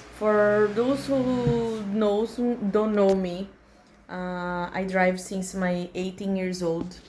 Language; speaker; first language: English; non-native, learner; Portuguese